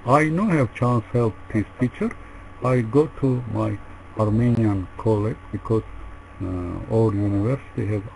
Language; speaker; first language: English; non-native, learner; Russian